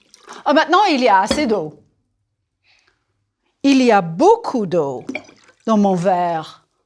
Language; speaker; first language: French; non-native, fluent; English